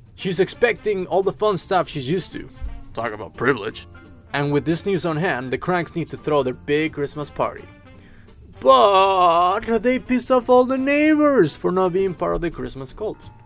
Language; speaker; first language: English; early bilingual, other home language; Spanish